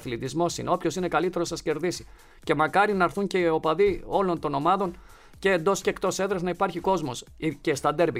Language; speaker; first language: Greek; native; Greek